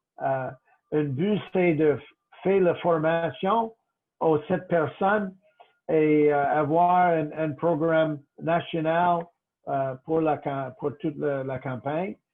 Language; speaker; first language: French; non-native, local second language; English